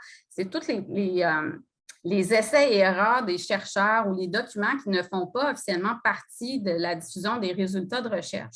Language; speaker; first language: French; native; French